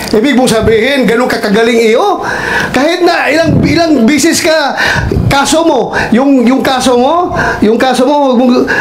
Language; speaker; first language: Filipino; non-native, local second language; Cebuano